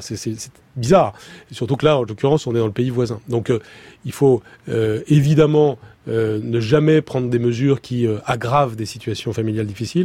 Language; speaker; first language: French; native; French